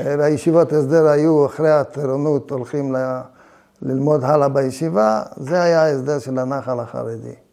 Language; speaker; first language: Hebrew; early bilingual, other home language; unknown